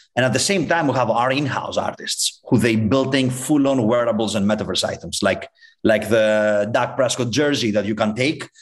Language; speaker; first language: English; non-native, fluent; Greek